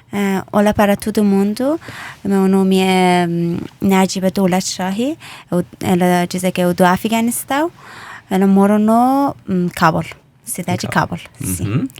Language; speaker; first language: Portuguese; non-native, learner; Persian